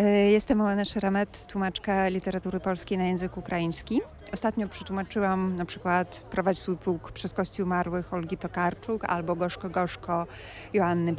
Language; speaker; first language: Polish; non-native, fluent; Ukrainian